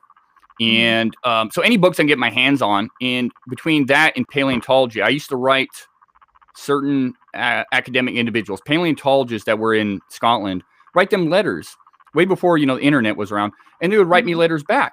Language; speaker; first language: English; native; English